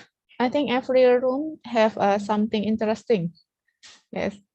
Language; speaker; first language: English; non-native, learner; Indonesian